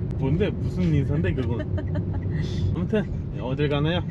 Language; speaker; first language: Korean; native; Korean